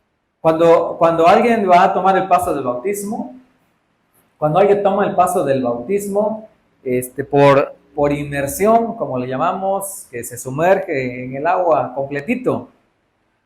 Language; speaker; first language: Spanish; native; Spanish